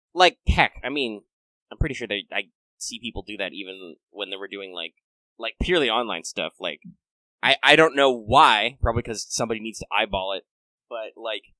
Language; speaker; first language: English; native; English